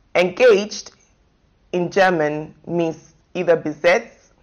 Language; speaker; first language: German; non-native, fluent; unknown